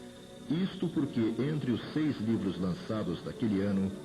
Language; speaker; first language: Portuguese; native; Portuguese